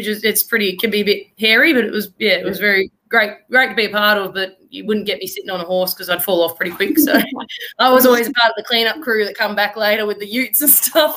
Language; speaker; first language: English; native; English